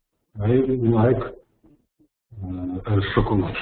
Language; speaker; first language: English; non-native, learner; Russian